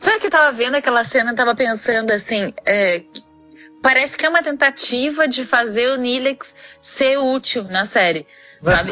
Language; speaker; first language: Portuguese; native; Portuguese